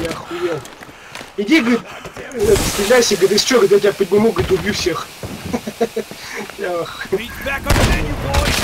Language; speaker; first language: Russian; native; Russian